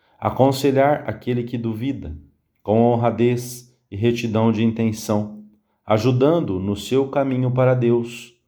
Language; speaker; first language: Portuguese; native; Portuguese